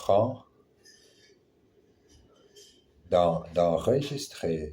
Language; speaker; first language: French; non-native, learner; German